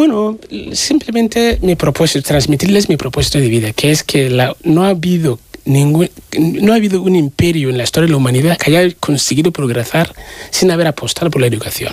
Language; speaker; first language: Spanish; non-native, fluent; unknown